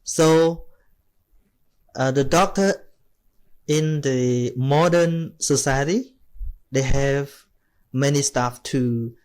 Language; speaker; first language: English; non-native, fluent; Khmer